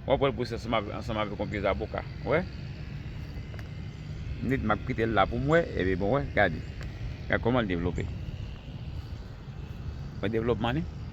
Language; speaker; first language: French; non-native, learner; Haitian Creole